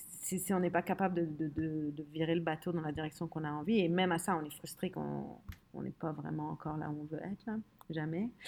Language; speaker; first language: French; early bilingual, other home language; Arabic